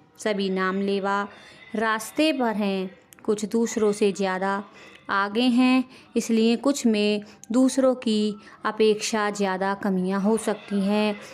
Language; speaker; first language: Hindi; native; Hindi